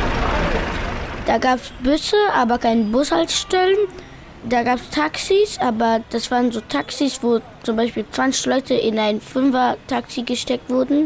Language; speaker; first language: German; early bilingual, other home language; Pashto